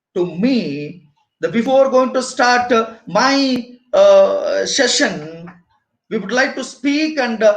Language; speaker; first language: English; non-native, local second language; Kannada